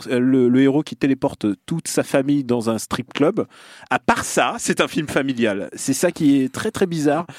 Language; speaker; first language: French; non-native, fluent; Russian